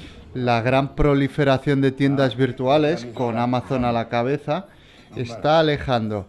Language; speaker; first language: Spanish; native; Spanish